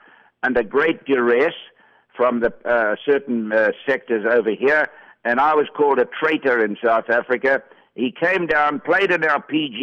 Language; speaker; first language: English; native; English